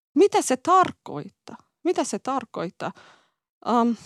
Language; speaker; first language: Finnish; non-native, learner; Persian